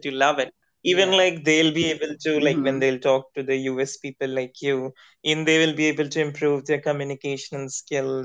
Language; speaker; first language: English; non-native, local second language; Hindi